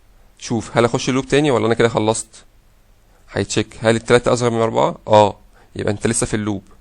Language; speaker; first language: Arabic; native; Arabic